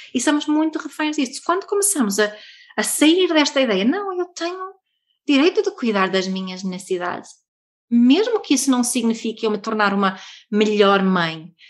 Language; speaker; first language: Portuguese; non-native, fluent; Swedish